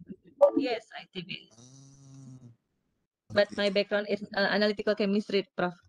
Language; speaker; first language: English; non-native, learner; Indonesian